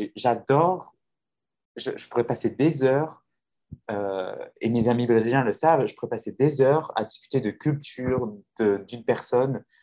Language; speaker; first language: French; native; French